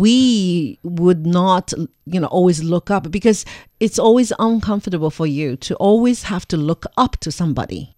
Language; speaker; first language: English; non-native, fluent; Chinese